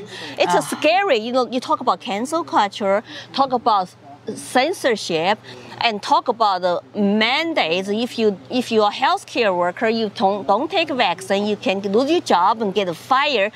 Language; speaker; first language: English; non-native, fluent; Chinese